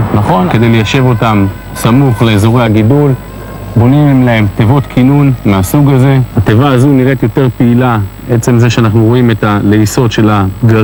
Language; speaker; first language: Hebrew; native; Hebrew